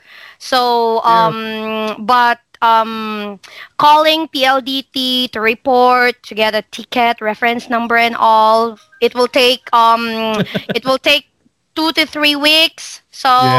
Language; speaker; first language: English; non-native, local second language; Hiligaynon